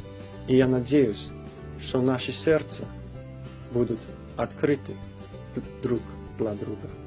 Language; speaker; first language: Russian; non-native, fluent; English